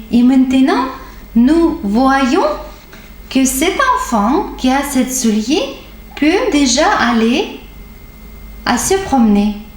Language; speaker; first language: French; non-native, fluent; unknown